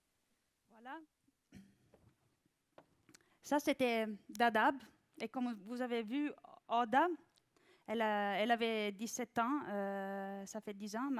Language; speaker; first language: French; non-native, fluent; Italian